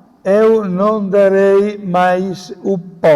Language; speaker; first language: Portuguese; non-native, fluent; Italian